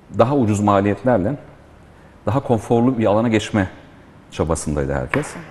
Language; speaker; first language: Turkish; early bilingual, heritage; Turkish